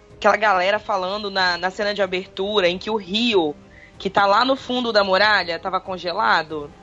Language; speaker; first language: Portuguese; native; Portuguese